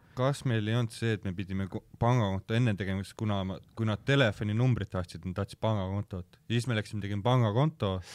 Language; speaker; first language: Estonian; native; Estonian